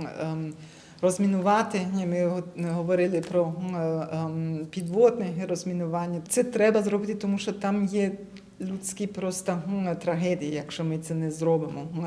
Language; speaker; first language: Ukrainian; non-native, fluent; German